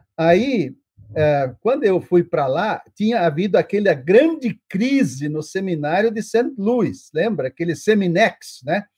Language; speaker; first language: Portuguese; non-native, local second language; German